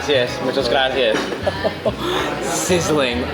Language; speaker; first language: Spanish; non-native, learner; English